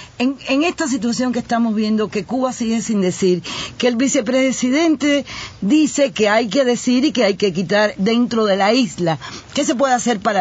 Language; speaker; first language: Spanish; native; Spanish